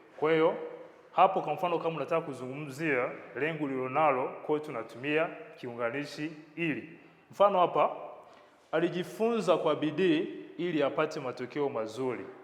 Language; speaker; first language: Swahili; non-native, local second language; Kinyarwanda